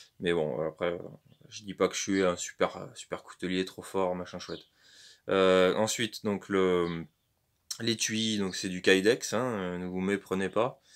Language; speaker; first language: French; native; French